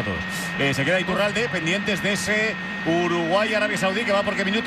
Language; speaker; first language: Spanish; native; Spanish